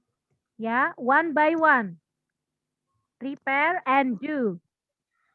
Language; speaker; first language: English; non-native, fluent; Indonesian